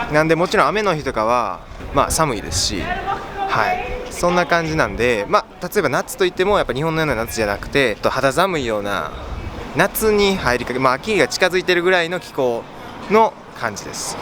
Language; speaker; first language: Japanese; native; Japanese